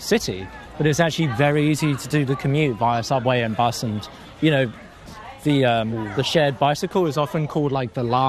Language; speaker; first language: English; native; English